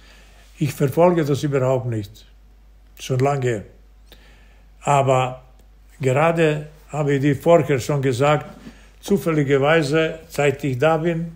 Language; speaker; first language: German; non-native, fluent; Serbian